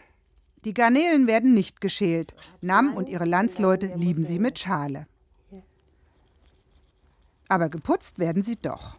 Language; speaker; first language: German; native; German